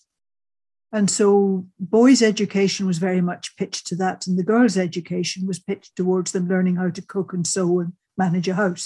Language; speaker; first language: English; native; English